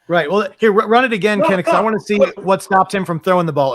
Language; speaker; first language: English; native; English